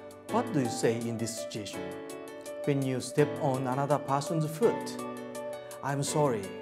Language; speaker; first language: English; non-native, fluent; Japanese